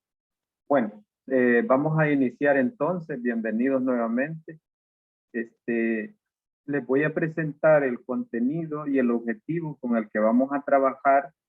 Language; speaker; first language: Spanish; native; Spanish